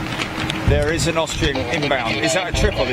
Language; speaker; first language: English; native; English